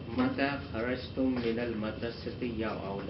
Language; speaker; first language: Arabic; non-native, learner; English